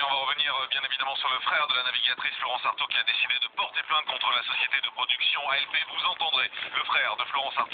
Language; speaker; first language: French; native; French